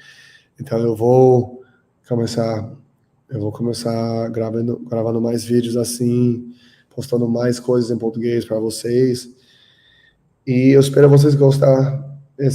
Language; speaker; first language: Portuguese; non-native, learner; English